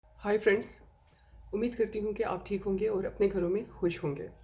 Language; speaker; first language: Hindi; native; Hindi